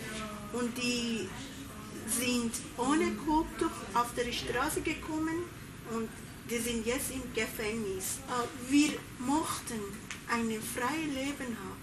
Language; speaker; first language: German; non-native, learner; Persian